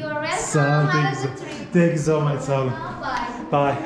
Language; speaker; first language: English; non-native, learner; Turkish